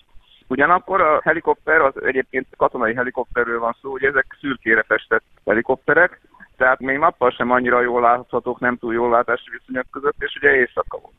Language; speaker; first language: Hungarian; native; Hungarian